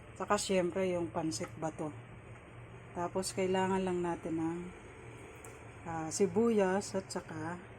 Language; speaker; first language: Filipino; non-native, local second language; Bikol